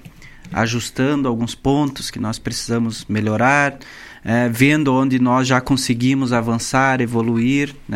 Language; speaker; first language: Portuguese; native; Portuguese